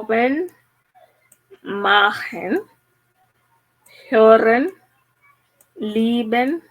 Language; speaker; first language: German; non-native, fluent; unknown